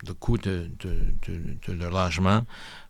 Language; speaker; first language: French; non-native, local second language; English